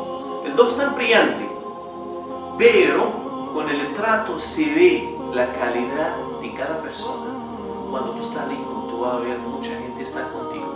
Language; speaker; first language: Spanish; non-native, fluent; Arabic